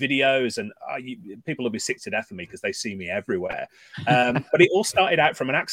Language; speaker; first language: English; native; English